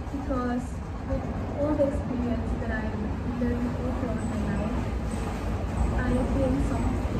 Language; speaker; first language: English; non-native, local second language; Filipino